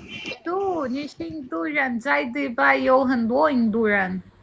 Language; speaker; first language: Chinese; non-native, learner; Portuguese